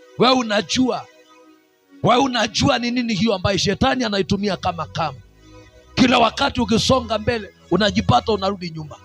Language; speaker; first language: Swahili; non-native, local second language; Masai